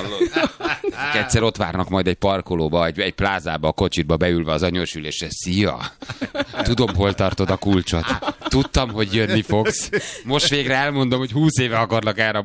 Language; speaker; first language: Hungarian; native; Hungarian